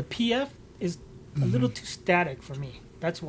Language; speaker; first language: English; native; English